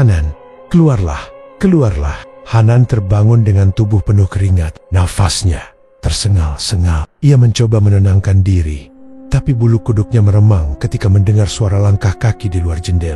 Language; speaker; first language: Indonesian; native; Indonesian